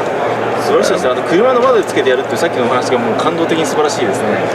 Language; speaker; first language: Japanese; native; Japanese